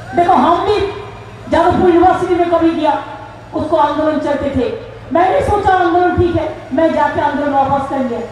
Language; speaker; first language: Hindi; non-native, local second language; Bangla